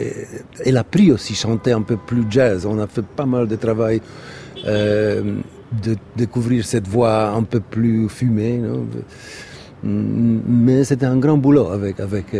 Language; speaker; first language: French; non-native, fluent; Polish